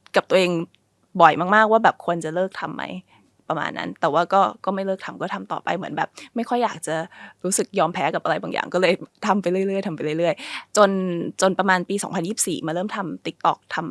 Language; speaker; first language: Thai; early bilingual, other home language; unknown